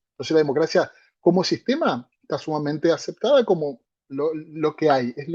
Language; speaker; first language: Spanish; native; Spanish